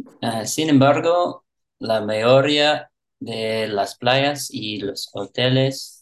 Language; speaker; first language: Spanish; non-native, learner; English